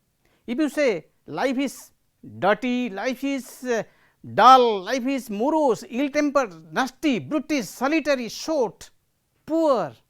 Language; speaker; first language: English; non-native, local second language; Odia